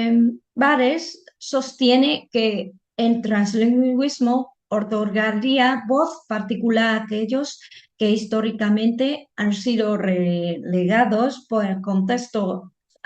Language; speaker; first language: Spanish; non-native, fluent; Vietnamese